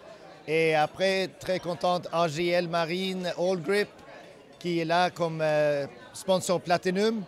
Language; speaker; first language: French; non-native, fluent; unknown